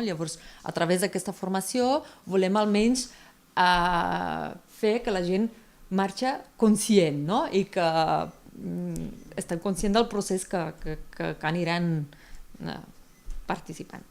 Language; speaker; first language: Catalan; non-native, fluent; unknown